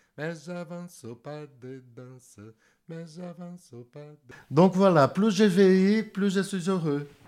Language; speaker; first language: French; non-native, fluent; Portuguese